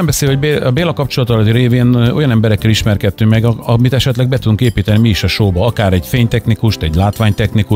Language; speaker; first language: Hungarian; native; Hungarian